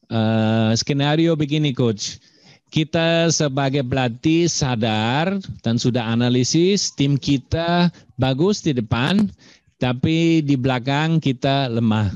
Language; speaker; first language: Indonesian; non-native, fluent; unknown